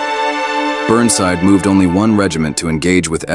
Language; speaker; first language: English; native; English